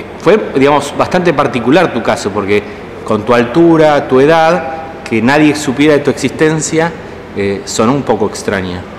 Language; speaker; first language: Spanish; native; Spanish